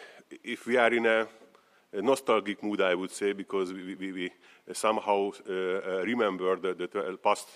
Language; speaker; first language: English; non-native, fluent; Hungarian